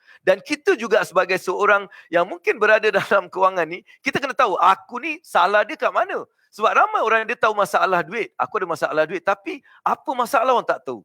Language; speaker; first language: Malay; native; Malay